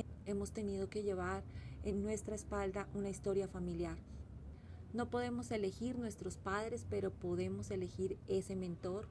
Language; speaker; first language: Spanish; native; Spanish